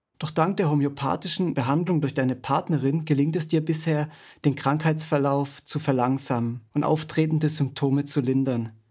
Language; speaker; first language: German; native; German